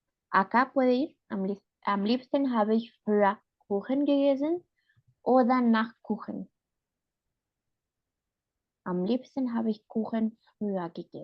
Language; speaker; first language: German; non-native, fluent; Spanish